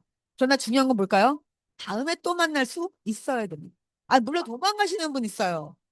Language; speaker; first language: Korean; native; Korean